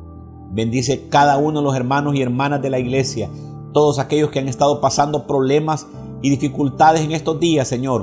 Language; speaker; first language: Spanish; native; Spanish